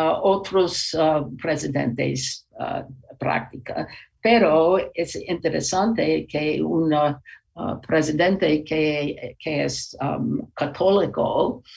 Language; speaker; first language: Spanish; non-native, learner; English